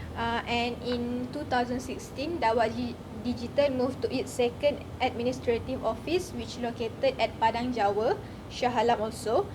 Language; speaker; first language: English; non-native, learner; Malay